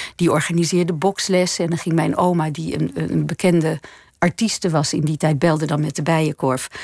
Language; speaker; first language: Dutch; native; Dutch